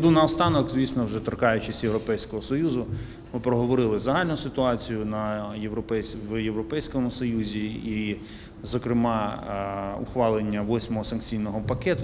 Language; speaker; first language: Ukrainian; native; Ukrainian